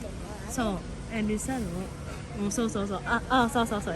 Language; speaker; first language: Japanese; non-native, learner; Filipino